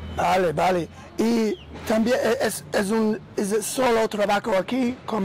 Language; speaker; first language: Spanish; non-native, learner; English